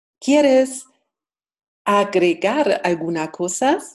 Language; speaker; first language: Spanish; non-native, fluent; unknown